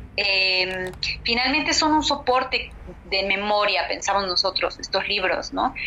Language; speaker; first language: Spanish; native; Spanish